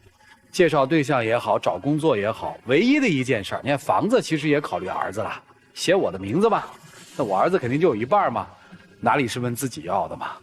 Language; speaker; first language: Chinese; native; Chinese